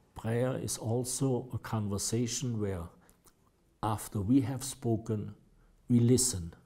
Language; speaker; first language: English; non-native, fluent; German